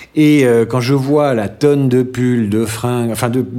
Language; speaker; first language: French; native; French